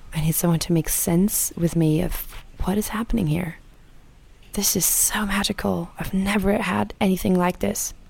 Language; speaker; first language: English; non-native, fluent; German